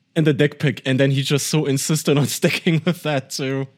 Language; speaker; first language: English; non-native, fluent; German